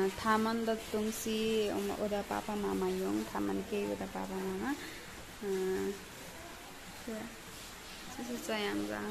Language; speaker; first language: Chinese; non-native, learner; Nepali